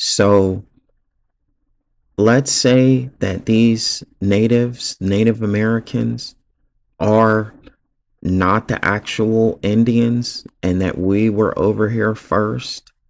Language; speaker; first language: English; native; English